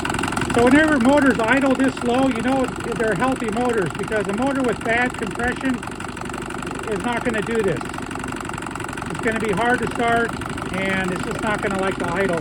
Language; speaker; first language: English; native; English